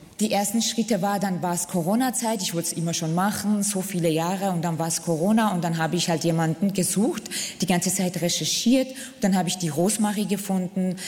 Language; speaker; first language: German; non-native, fluent; Central Kurdish